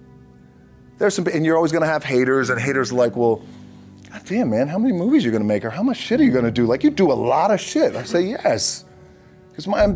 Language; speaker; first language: English; native; English